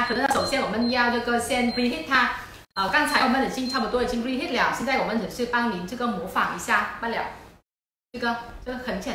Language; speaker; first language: Chinese; non-native, fluent; Vietnamese